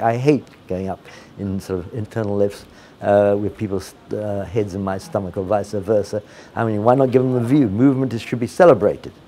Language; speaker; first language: English; non-native, fluent; Italian